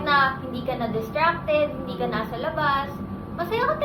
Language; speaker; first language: Filipino; native; Filipino